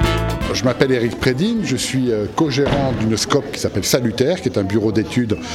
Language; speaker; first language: French; native; French